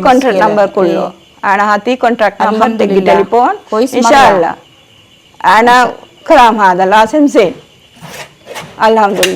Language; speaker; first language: Arabic; non-native, learner; Sinhala